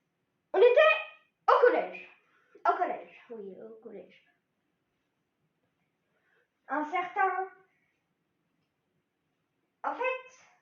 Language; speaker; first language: French; native; French